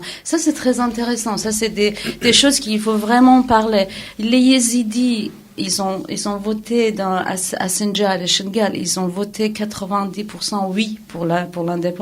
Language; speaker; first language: French; non-native, fluent; Kurdish